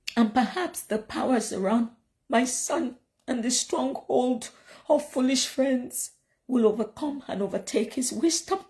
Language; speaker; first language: English; non-native, local second language; Yoruba